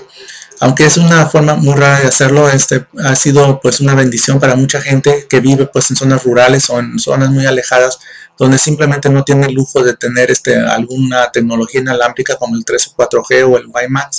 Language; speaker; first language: Spanish; native; Spanish